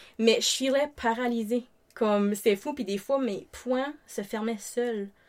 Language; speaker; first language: French; native; French